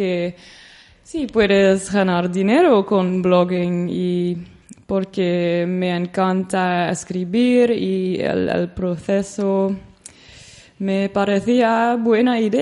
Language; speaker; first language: Spanish; non-native, learner; Dutch